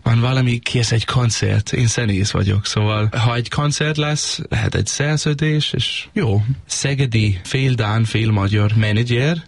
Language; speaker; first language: Hungarian; non-native, learner; Danish